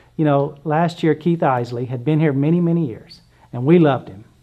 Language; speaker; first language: English; native; English